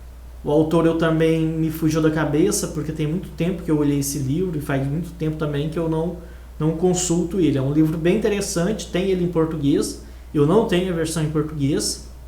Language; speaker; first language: Portuguese; native; Portuguese